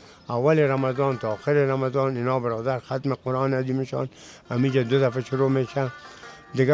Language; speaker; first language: Persian; native; Persian